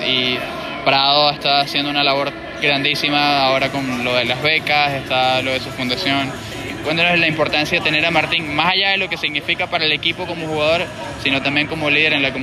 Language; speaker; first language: Spanish; native; Spanish